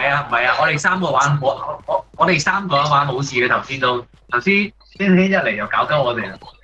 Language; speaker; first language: Chinese; native; Chinese